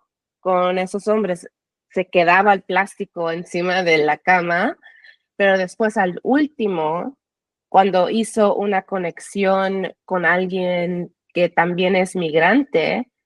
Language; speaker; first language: Spanish; early bilingual, heritage; English